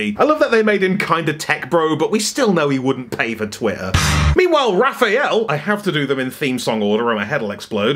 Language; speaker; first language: English; native; English